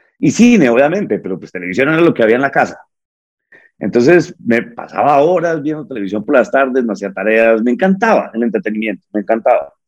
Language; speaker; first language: Spanish; native; Spanish